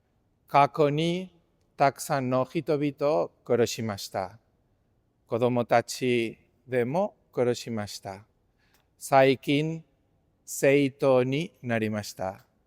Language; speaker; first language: Japanese; non-native, fluent; Spanish